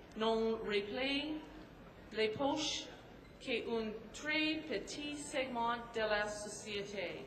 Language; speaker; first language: French; non-native, learner; English